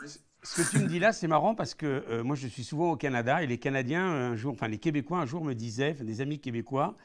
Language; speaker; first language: French; native; French